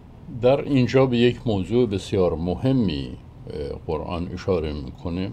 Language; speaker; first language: Persian; native; Persian